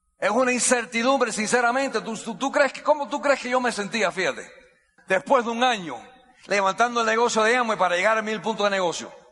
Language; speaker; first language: Spanish; non-native, fluent; English